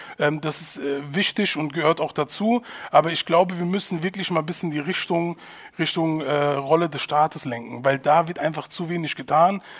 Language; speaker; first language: German; native; German